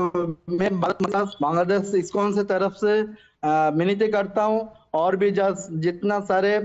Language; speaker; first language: Hindi; non-native, learner; Bangla